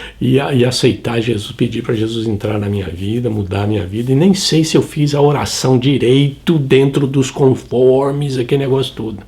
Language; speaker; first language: Portuguese; native; Portuguese